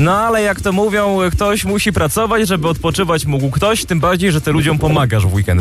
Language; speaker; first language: Polish; native; Polish